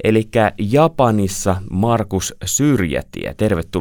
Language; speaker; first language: Finnish; native; Finnish